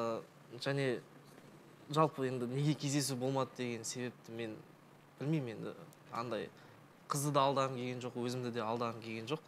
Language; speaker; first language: Kazakh; native; Kazakh